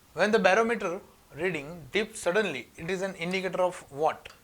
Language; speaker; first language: English; non-native, local second language; Gujarati